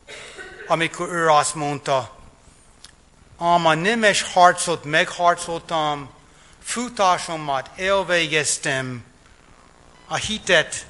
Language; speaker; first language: Hungarian; non-native, fluent; English